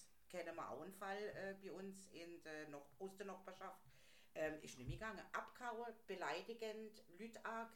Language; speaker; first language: German; native; German